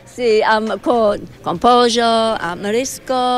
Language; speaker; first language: Spanish; non-native, learner; English